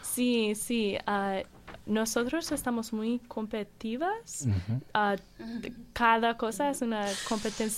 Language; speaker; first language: Spanish; non-native, learner; English